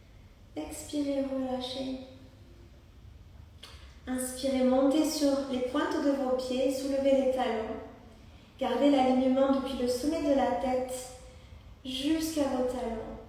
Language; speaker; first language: French; native; French